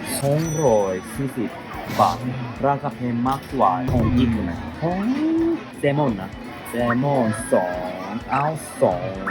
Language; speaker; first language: Thai; non-native, learner; Japanese